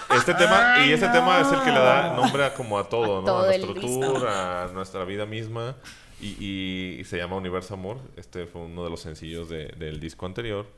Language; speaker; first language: Spanish; native; Spanish